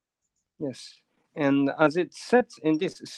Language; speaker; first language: English; non-native, learner; Japanese